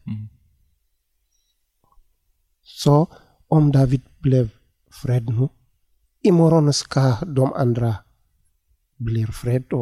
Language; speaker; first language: Swedish; non-native, learner; Tigrinya